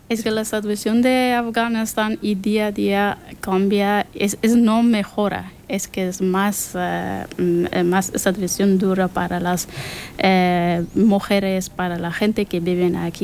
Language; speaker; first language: Spanish; non-native, learner; Persian